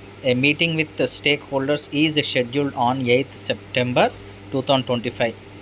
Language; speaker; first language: English; non-native, local second language; Telugu